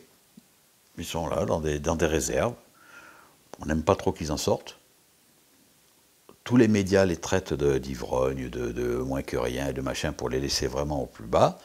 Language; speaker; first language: French; native; French